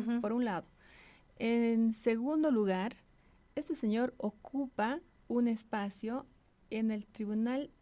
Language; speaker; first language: Spanish; native; Spanish